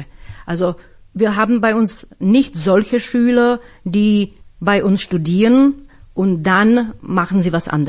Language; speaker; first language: German; non-native, fluent; Slovak